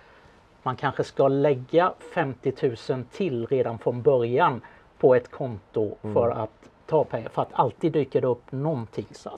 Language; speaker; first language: Swedish; native; Swedish